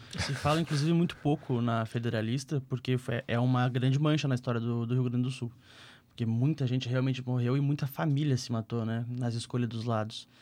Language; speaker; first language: Portuguese; native; Portuguese